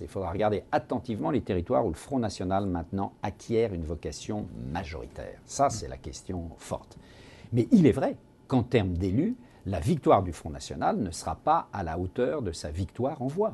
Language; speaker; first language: French; native; French